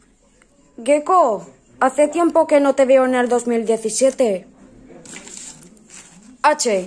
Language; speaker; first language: Spanish; native; Spanish